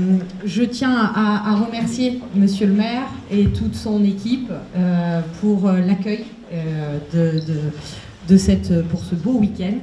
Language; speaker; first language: French; native; French